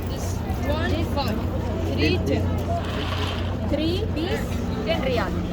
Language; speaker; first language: English; non-native, learner; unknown